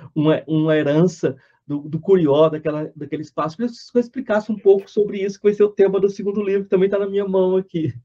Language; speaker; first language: Portuguese; native; Portuguese